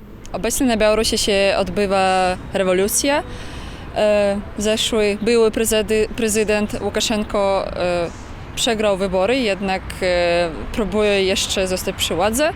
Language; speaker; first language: Polish; non-native, fluent; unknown